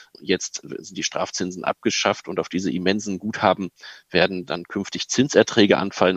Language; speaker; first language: German; native; German